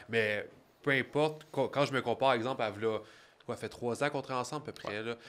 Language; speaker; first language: French; native; French